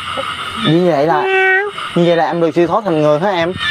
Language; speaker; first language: Vietnamese; native; Vietnamese